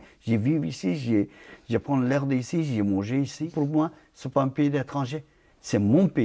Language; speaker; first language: French; non-native, fluent; Turkish